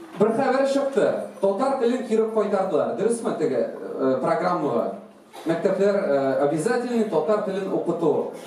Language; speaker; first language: Tatar; non-native, local second language; Russian